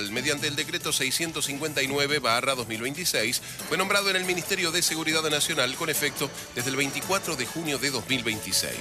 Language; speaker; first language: Spanish; native; Spanish